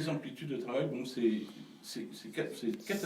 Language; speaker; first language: French; native; French